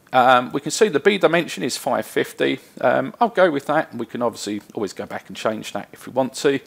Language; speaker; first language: English; native; English